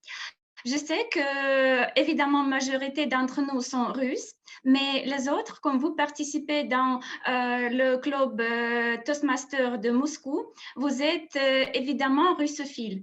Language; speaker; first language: French; non-native, fluent; Russian